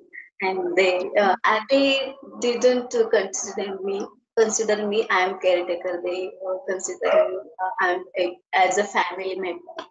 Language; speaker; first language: English; non-native, learner; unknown